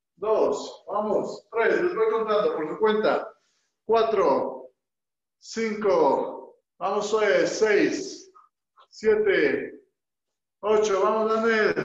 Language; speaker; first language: Spanish; native; Spanish